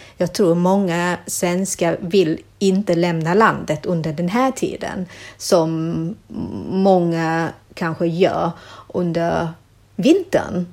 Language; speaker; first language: Swedish; non-native, fluent; Thai